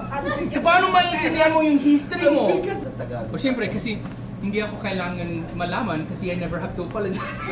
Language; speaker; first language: Filipino; non-native, fluent; English